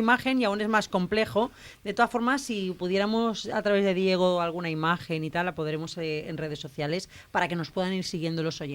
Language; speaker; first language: Spanish; native; Spanish